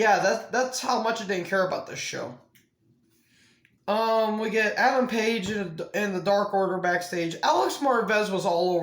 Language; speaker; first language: English; native; English